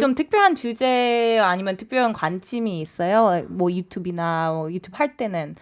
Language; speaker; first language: Korean; non-native, fluent; English